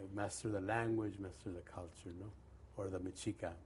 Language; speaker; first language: English; early bilingual, other home language; Spanish